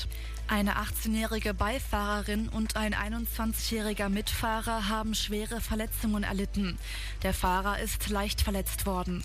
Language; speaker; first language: German; native; German